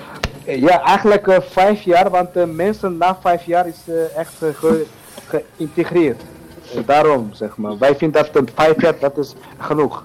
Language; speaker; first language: Dutch; non-native, learner; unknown